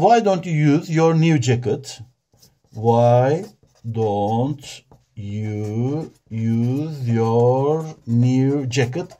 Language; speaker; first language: English; non-native, fluent; Turkish